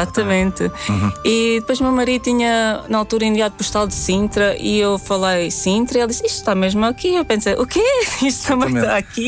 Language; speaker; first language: Portuguese; non-native, fluent; Latvian